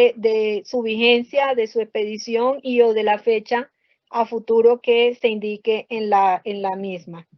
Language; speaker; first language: Spanish; native; Spanish